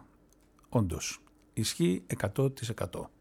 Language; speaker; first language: Greek; native; Greek